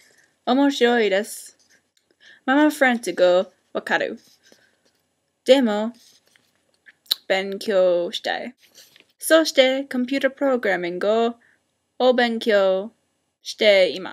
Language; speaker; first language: Japanese; non-native, learner; English